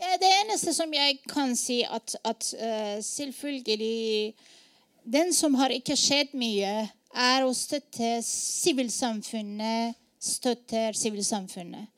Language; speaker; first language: Norwegian; non-native, learner; Persian